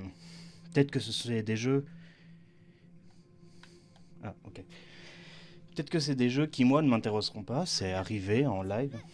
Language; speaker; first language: French; native; French